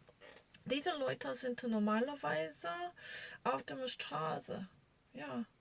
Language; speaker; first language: German; non-native, learner; Korean